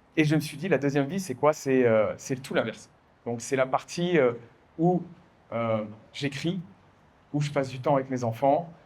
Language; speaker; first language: French; native; French